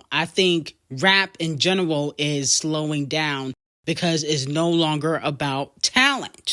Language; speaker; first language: English; native; English